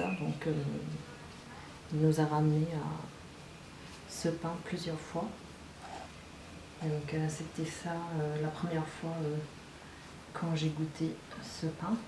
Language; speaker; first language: French; non-native, fluent; Arabic